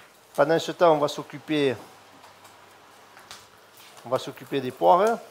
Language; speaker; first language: French; native; French